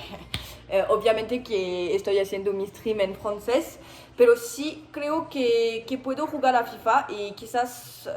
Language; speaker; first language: Spanish; non-native, learner; French